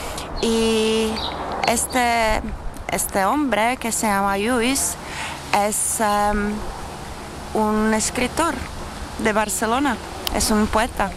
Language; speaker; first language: Spanish; non-native, fluent; Czech